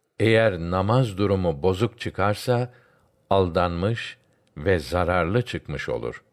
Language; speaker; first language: Turkish; native; Turkish